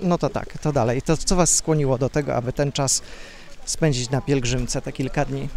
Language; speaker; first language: Polish; native; Polish